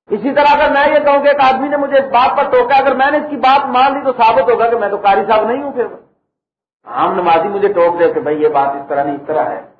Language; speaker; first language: Urdu; native; Urdu